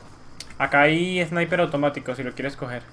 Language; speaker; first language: Spanish; native; Spanish